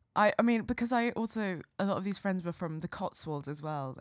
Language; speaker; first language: English; native; English